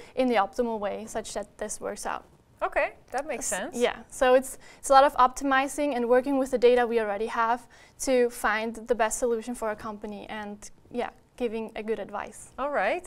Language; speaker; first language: English; non-native, fluent; German